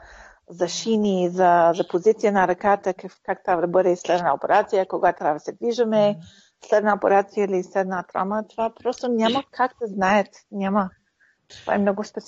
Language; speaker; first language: Bulgarian; early bilingual, heritage; Bulgarian